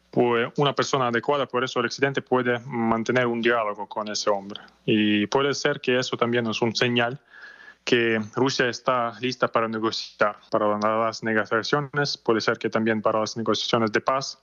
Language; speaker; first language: Spanish; non-native, fluent; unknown